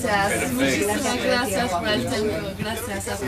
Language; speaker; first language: Spanish; non-native, learner; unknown